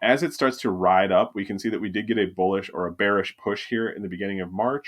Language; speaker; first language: English; native; English